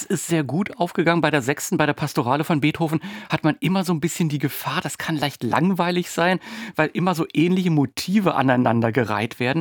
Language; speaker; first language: German; native; German